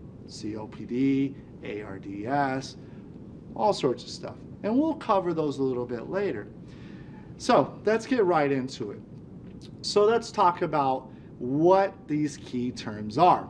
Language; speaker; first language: English; native; English